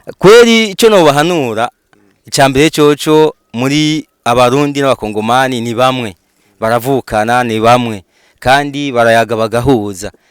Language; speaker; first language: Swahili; non-native, fluent; Rundi